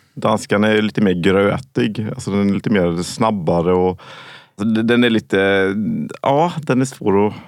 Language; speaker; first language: Swedish; native; Swedish